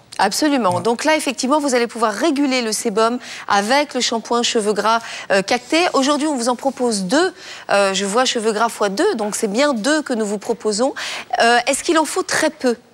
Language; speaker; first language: French; native; French